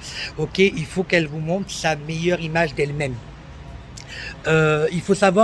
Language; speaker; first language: French; native; French